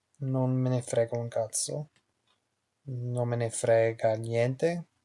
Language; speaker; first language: Italian; non-native, learner; English